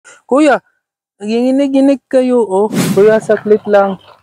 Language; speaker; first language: Filipino; non-native, learner; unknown